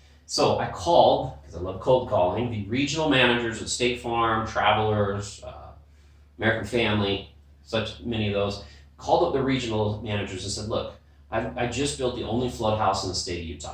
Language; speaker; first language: English; native; English